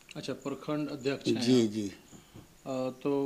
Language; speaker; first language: Hindi; native; Hindi